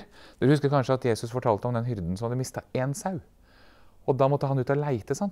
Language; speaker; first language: Norwegian; native; Norwegian